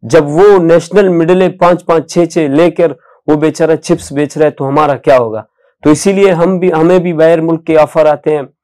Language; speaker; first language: Urdu; non-native, local second language; Baluchi